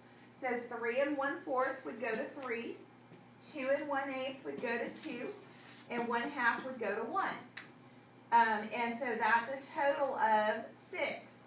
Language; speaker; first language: English; native; English